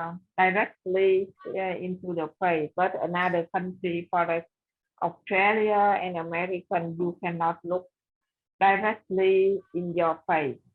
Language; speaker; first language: English; non-native, learner; Vietnamese